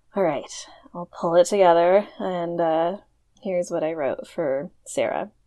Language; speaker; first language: English; native; English